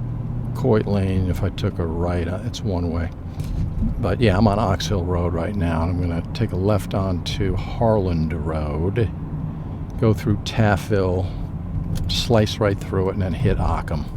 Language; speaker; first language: English; native; English